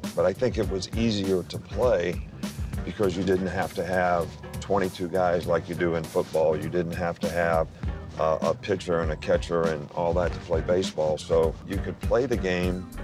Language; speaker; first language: English; native; English